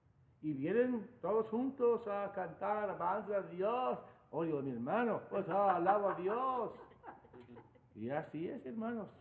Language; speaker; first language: Spanish; non-native, fluent; English